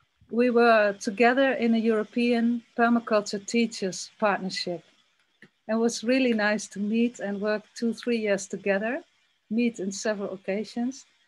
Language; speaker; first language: English; non-native, fluent; Dutch